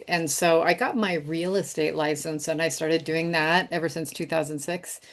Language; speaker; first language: English; native; English